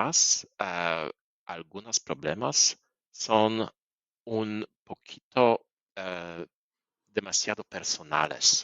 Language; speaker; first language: Spanish; non-native, fluent; Polish